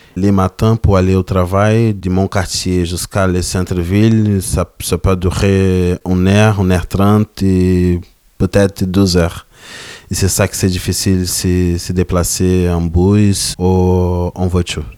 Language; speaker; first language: French; non-native, learner; Portuguese